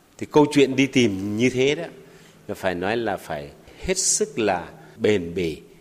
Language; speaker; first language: Vietnamese; non-native, local second language; Tày